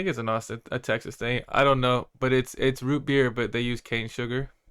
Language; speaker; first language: English; native; English